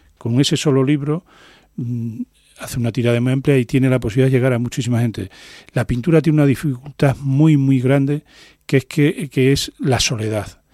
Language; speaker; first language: Spanish; native; Spanish